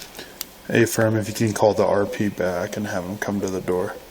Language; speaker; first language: English; native; English